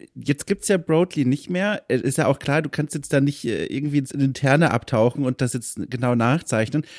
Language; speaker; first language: German; native; German